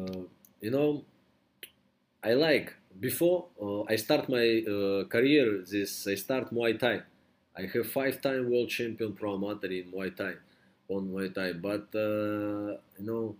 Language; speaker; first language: English; non-native, learner; Russian